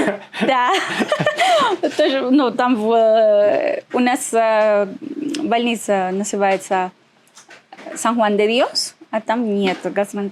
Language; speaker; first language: Russian; non-native, learner; Spanish